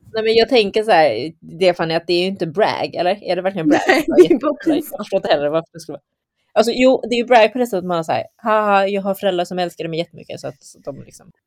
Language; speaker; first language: Swedish; early bilingual, other home language; Chinese